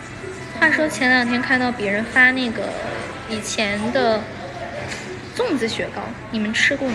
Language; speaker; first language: Chinese; native; Chinese